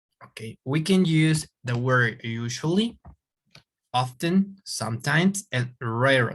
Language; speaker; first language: English; non-native, fluent; Spanish